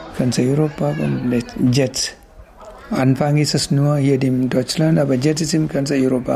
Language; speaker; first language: German; non-native, learner; Tamil